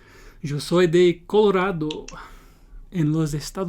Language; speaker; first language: Spanish; non-native, learner; English